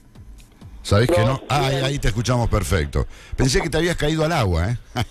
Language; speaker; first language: Spanish; native; Spanish